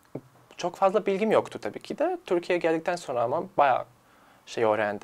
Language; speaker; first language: Turkish; non-native, fluent; Serbian